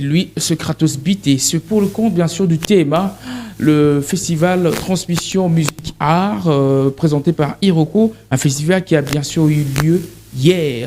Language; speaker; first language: French; non-native, local second language; Lingala